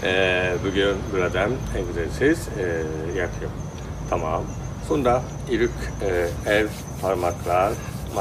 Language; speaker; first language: Turkish; non-native, learner; Japanese